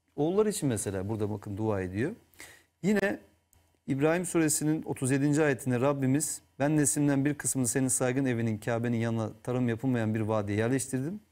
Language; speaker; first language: Turkish; native; Turkish